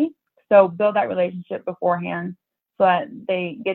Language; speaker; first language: English; native; English